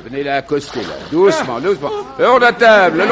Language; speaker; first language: French; native; French